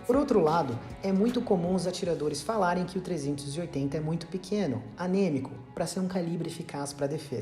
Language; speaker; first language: Portuguese; native; Portuguese